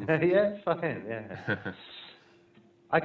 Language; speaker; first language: English; non-native, fluent; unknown